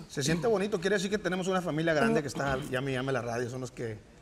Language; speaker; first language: Spanish; native; Spanish